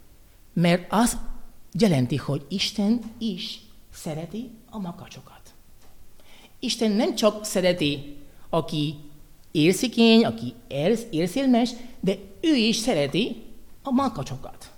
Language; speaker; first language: Hungarian; non-native, learner; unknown